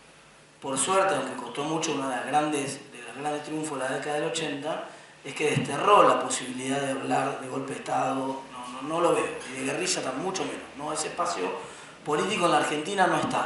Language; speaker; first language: Spanish; native; Spanish